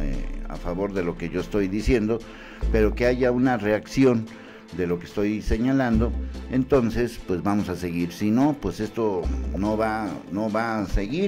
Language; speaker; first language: Spanish; native; Spanish